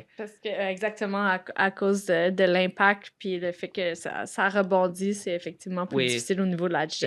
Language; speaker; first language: French; native; French